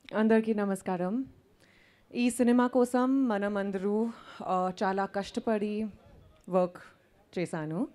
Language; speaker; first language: Telugu; non-native, learner; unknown